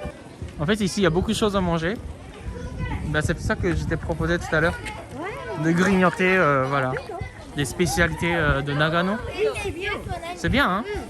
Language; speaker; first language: French; non-native, fluent; Japanese